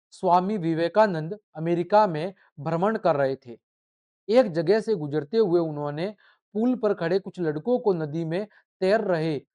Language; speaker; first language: Hindi; native; Hindi